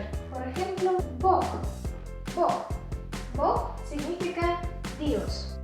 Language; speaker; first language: Spanish; non-native, fluent; Russian